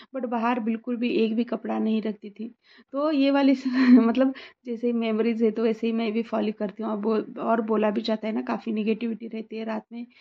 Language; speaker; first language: Hindi; non-native, local second language; Marathi